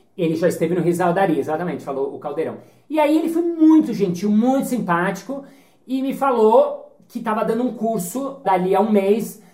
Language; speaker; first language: Portuguese; native; Portuguese